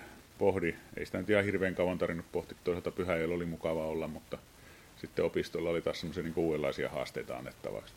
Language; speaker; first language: Finnish; native; Finnish